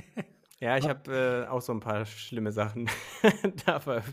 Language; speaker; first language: German; native; German